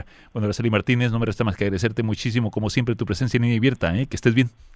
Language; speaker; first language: Spanish; native; Spanish